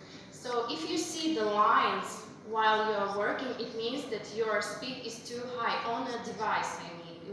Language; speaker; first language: English; non-native, fluent; Russian